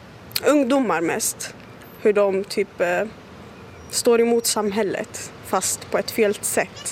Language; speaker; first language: Swedish; early bilingual, other home language; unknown